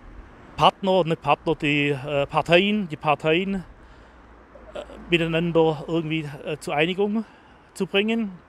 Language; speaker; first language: German; native; German